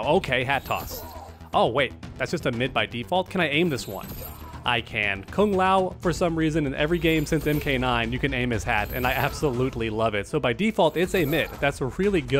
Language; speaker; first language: English; native; English